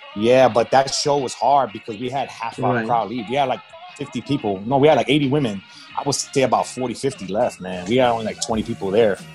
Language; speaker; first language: English; native; English